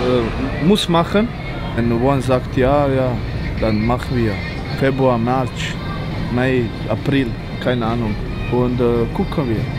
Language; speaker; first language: German; non-native, learner; Croatian